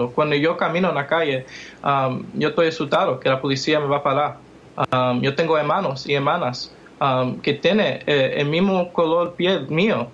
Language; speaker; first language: Spanish; early bilingual, heritage; English